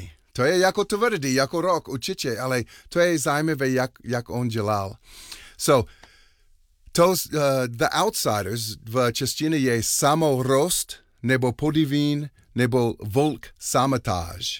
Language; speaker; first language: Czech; non-native, learner; English